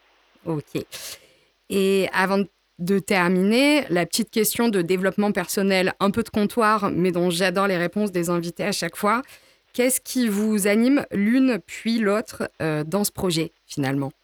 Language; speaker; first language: French; native; French